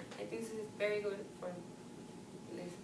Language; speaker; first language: English; non-native, learner; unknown